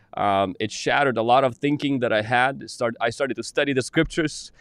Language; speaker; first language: English; non-native, fluent; Ukrainian